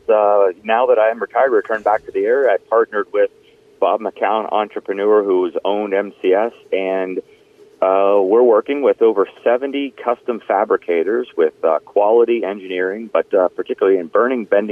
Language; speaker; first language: English; native; English